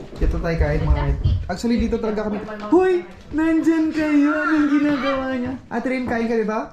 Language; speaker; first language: Filipino; native; Filipino